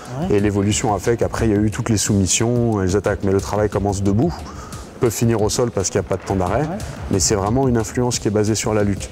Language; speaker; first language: French; native; French